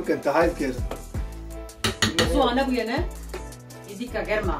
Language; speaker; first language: German; non-native, learner; Kurdish